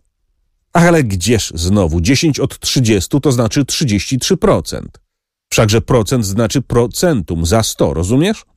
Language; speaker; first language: Polish; native; Polish